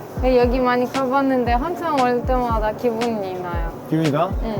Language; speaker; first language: Korean; non-native, learner; Greek